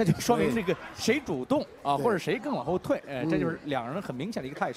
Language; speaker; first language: Chinese; native; Chinese